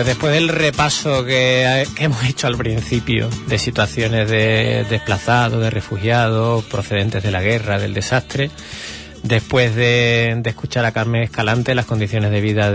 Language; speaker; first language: Spanish; native; Spanish